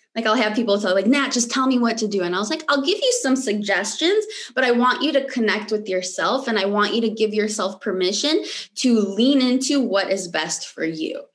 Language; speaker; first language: English; early bilingual, other home language; Romanian